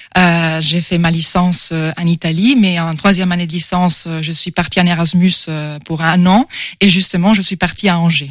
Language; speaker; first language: French; non-native, fluent; Italian